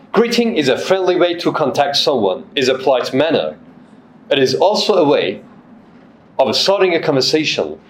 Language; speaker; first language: English; non-native, fluent; Persian